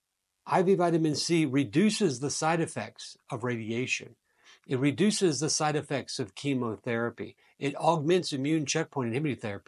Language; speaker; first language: English; native; English